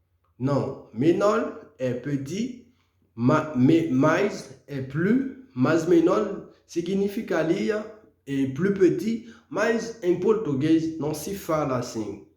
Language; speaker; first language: Portuguese; non-native, fluent; Haitian Creole